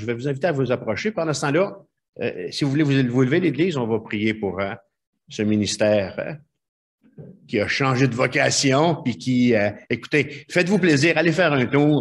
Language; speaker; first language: French; native; French